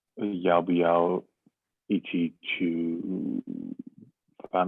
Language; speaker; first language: Chinese; non-native, learner; English